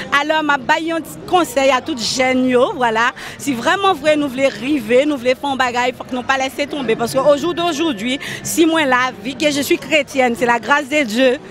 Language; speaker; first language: French; non-native, local second language; Haitian Creole